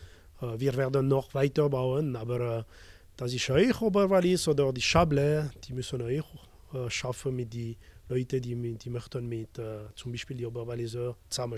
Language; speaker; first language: German; non-native, local second language; French